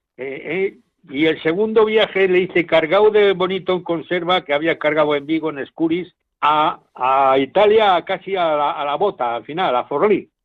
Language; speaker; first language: Spanish; native; Spanish